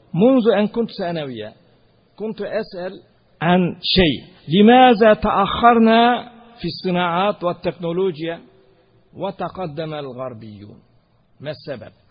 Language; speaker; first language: Arabic; non-native, fluent; Turkish